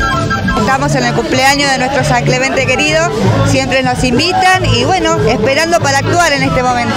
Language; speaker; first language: Spanish; native; Spanish